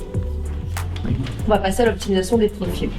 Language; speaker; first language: French; native; French